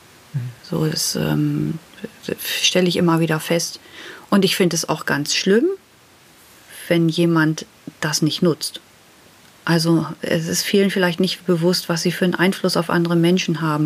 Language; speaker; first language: German; native; German